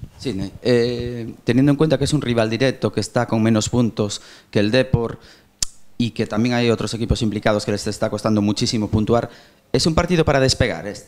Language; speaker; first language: Spanish; native; Spanish